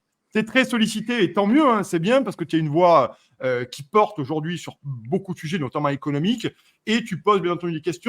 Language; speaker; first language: French; native; French